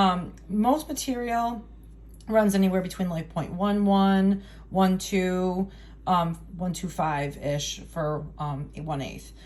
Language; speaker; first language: English; native; English